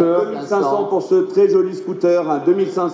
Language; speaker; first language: French; native; French